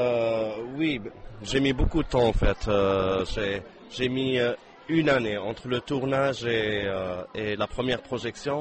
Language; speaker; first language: French; non-native, local second language; Arabic